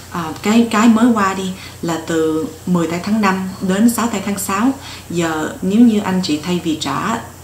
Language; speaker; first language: Vietnamese; early bilingual, heritage; Vietnamese